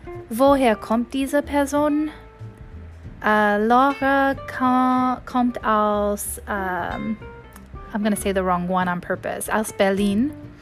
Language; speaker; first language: German; non-native, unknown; English